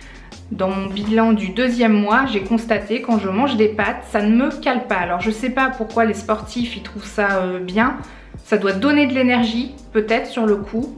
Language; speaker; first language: French; native; French